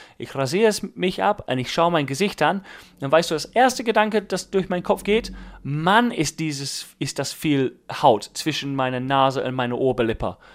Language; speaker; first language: German; non-native, fluent; English